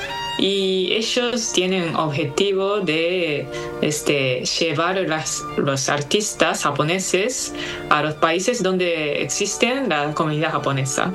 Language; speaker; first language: Spanish; non-native, fluent; Japanese